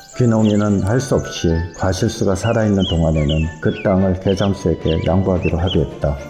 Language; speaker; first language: Korean; native; Korean